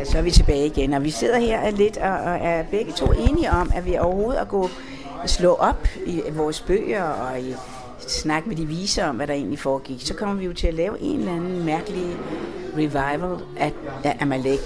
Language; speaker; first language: Danish; native; Danish